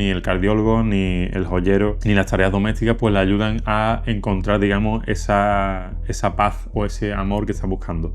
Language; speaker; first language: Spanish; native; Spanish